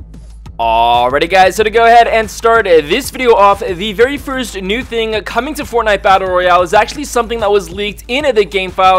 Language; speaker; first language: English; native; English